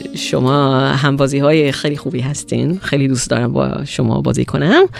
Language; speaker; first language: Persian; non-native, fluent; Hebrew